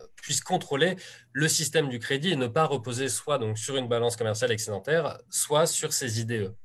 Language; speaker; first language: French; native; French